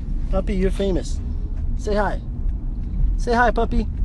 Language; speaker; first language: English; early bilingual, other home language; Spanish